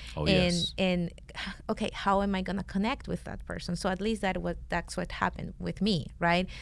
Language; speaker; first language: English; non-native, fluent; Spanish